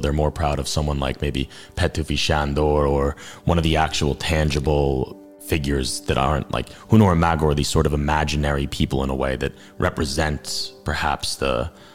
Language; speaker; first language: English; early bilingual, other home language; Hungarian